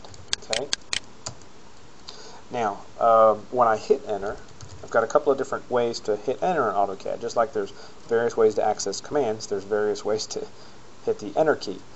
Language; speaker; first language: English; native; English